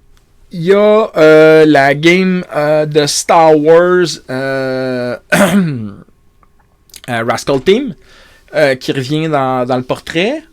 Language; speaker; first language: French; native; French